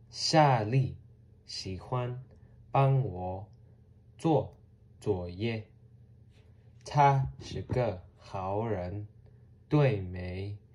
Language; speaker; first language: Chinese; non-native, learner; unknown